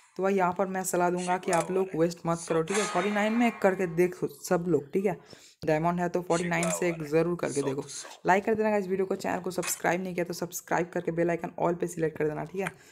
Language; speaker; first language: Hindi; non-native, local second language; Bangla